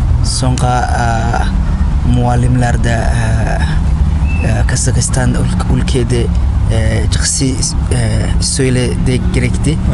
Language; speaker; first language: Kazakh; non-native, learner; Somali